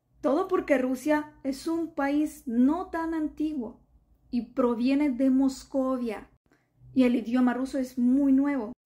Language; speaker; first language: Spanish; non-native, fluent; Ukrainian